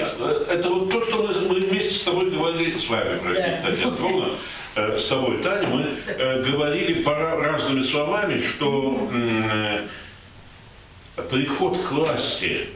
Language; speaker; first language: Russian; native; Russian